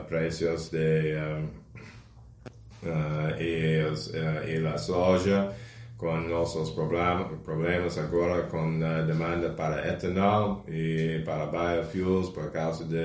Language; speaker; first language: Portuguese; non-native, fluent; English